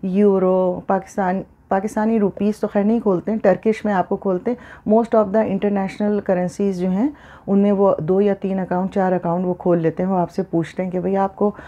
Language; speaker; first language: Urdu; native; Urdu